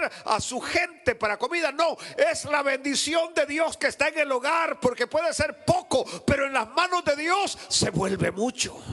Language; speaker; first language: Spanish; native; Spanish